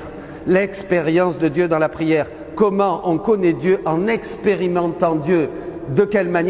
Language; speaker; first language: French; native; French